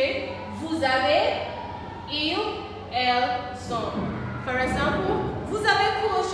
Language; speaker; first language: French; non-native, learner; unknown